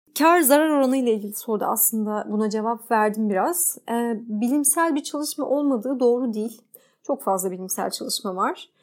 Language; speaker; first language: Turkish; native; Turkish